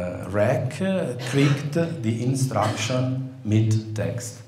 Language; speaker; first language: German; non-native, fluent; Italian